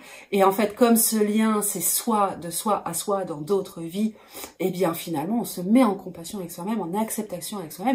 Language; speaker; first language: French; native; French